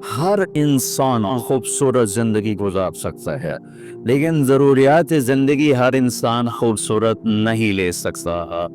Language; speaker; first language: Urdu; non-native, local second language; Punjabi